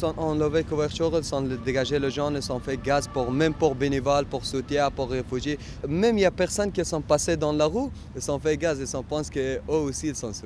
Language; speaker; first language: French; non-native, learner; Persian